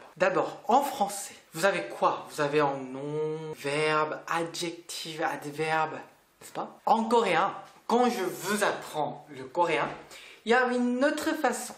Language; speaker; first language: French; non-native, fluent; Korean